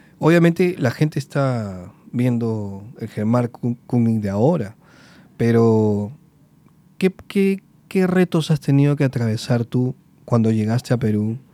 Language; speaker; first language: Spanish; native; Spanish